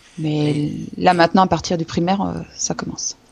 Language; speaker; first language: French; native; French